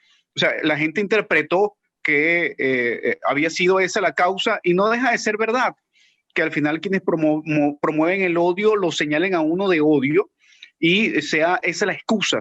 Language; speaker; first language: Spanish; native; Spanish